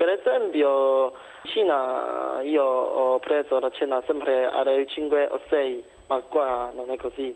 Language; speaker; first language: Italian; non-native, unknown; Chinese